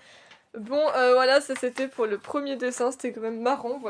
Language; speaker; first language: French; native; French